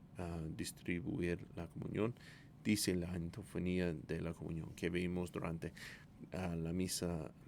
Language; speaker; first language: Spanish; non-native, fluent; English